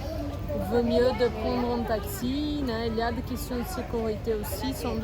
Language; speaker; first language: French; non-native, fluent; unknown